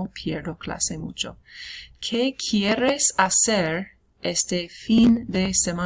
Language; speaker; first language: Spanish; non-native, fluent; English